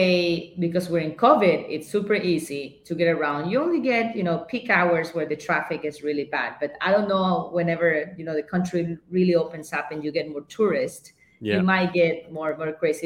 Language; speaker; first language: English; non-native, fluent; Spanish